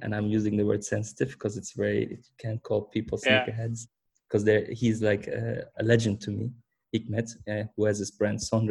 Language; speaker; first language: English; early bilingual, other home language; German